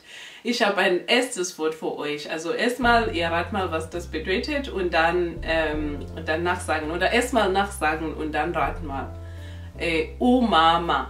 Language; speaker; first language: German; non-native, local second language; North Ndebele